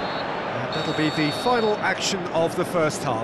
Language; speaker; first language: English; native; English